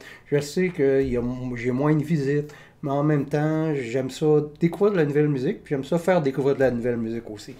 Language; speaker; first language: French; native; French